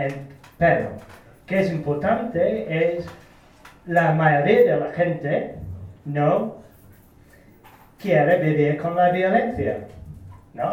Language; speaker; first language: Spanish; non-native, learner; Turkish